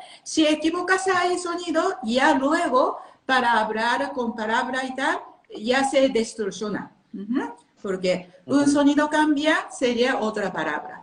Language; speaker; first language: Spanish; non-native, learner; Japanese